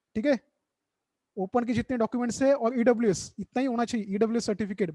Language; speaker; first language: Hindi; non-native, local second language; Marathi